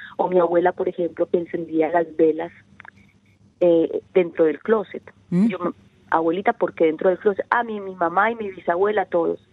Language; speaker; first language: Spanish; native; Spanish